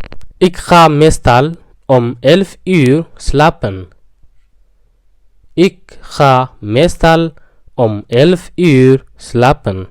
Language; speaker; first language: Dutch; non-native, fluent; Tigrinya